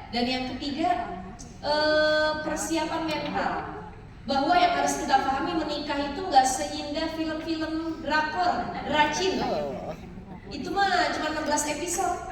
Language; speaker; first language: Indonesian; native; Indonesian